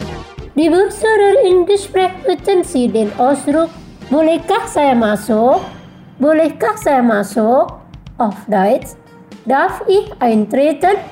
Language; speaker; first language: German; non-native, fluent; Indonesian